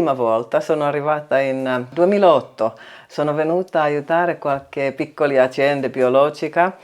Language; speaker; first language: Italian; non-native, learner; Finnish